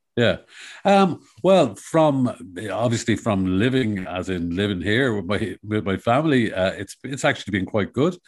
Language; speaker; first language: English; native; English